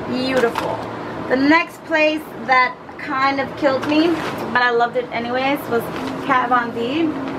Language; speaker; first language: English; native; English